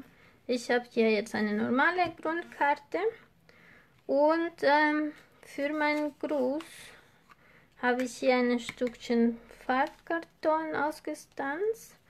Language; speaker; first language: German; non-native, fluent; Spanish